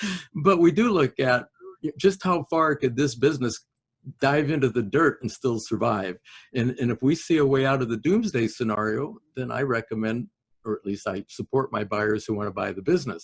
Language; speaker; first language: English; native; English